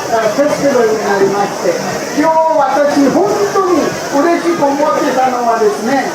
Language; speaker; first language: Japanese; non-native, fluent; Urdu